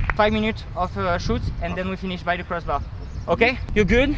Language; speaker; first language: English; non-native, learner; French